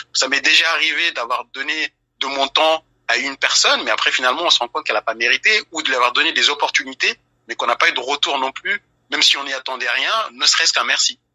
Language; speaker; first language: French; early bilingual, other home language; Fula